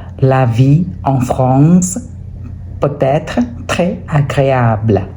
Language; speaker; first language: French; non-native, fluent; Thai